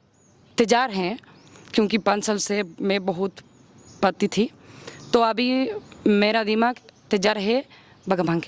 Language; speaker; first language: Hindi; non-native, learner; Spanish